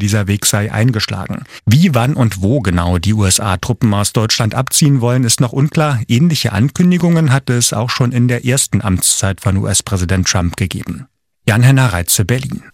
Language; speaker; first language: German; native; German